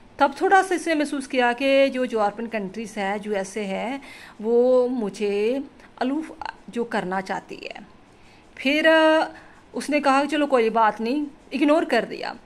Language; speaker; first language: Hindi; non-native, local second language; Punjabi